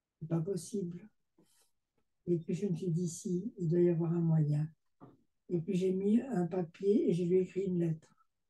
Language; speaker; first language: French; non-native, fluent; Spanish